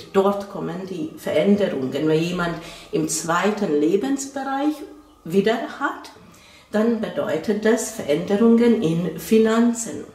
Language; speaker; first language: German; non-native, fluent; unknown